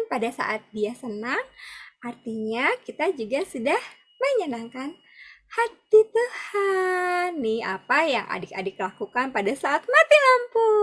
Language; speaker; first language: Indonesian; native; Indonesian